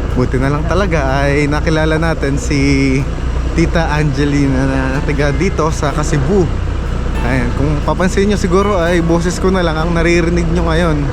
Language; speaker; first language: Filipino; native; Filipino